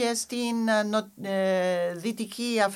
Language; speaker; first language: Greek; non-native, fluent; English